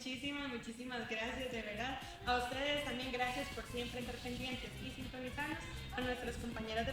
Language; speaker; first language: Spanish; native; Spanish